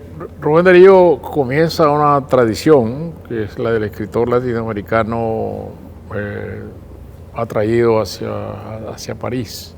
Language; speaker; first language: Spanish; native; Spanish